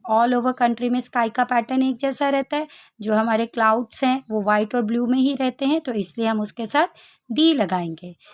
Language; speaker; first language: Hindi; native; Hindi